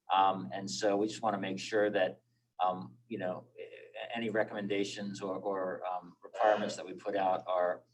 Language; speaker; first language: English; native; English